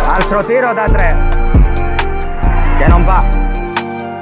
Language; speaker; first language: Italian; native; Italian